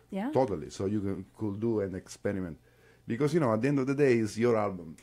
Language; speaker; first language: English; non-native, fluent; Italian